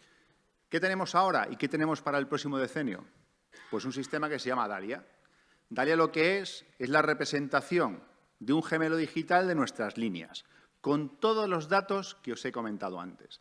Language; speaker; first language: Spanish; native; Spanish